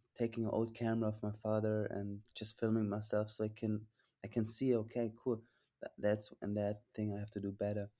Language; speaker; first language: English; non-native, fluent; German